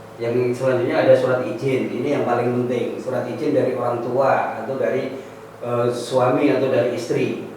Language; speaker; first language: Indonesian; non-native, local second language; Javanese